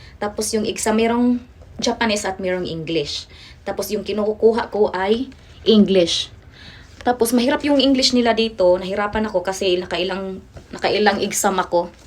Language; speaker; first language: Filipino; non-native, local second language; Cebuano